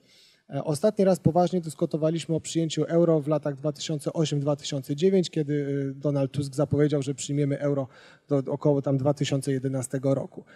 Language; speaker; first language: Polish; native; Polish